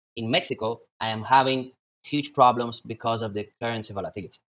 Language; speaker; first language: English; non-native, fluent; Latvian